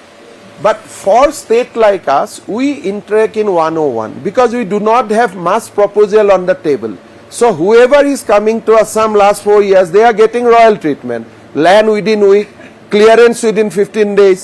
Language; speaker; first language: English; non-native, local second language; Assamese